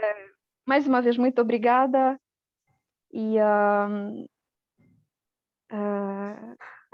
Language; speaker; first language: Portuguese; non-native, fluent; Romanian